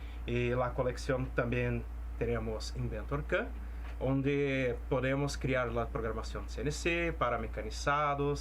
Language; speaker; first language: Spanish; non-native, fluent; Portuguese